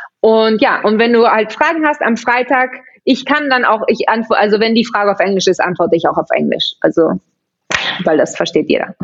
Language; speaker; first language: German; early bilingual, heritage; German